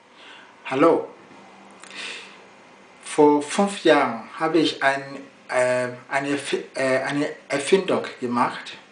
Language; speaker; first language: German; non-native, fluent; Yoruba